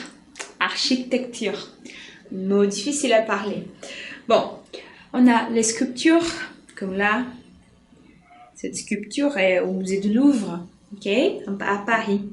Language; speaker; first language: French; non-native, fluent; Portuguese